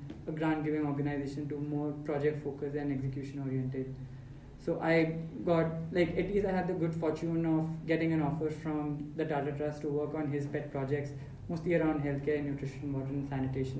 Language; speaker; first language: English; non-native, local second language; Hindi